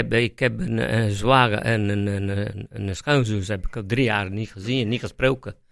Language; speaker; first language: Dutch; non-native, fluent; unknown